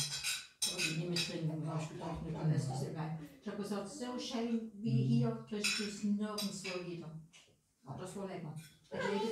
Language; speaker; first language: German; native; German